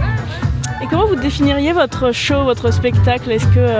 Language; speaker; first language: French; native; French